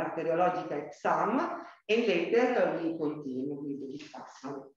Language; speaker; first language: English; non-native, learner; Italian